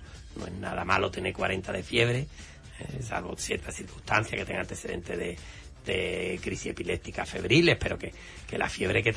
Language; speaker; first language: Spanish; native; Spanish